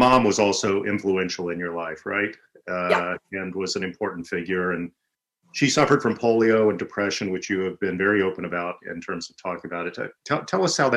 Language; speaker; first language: English; native; English